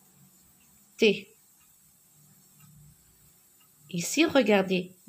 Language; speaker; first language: French; non-native, local second language; Arabic